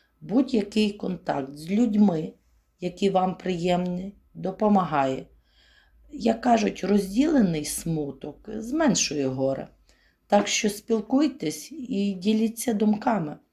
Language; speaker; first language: Ukrainian; native; Ukrainian